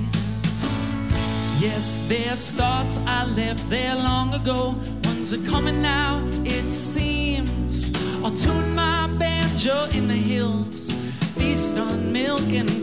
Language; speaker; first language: English; native; English